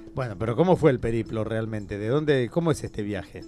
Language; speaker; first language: Spanish; native; Spanish